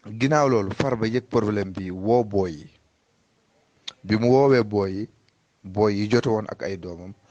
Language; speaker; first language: Wolof; non-native, local second language; Fula